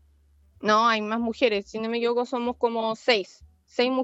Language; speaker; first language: Spanish; native; Spanish